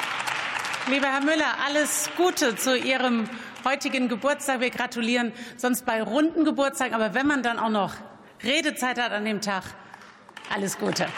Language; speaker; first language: German; native; German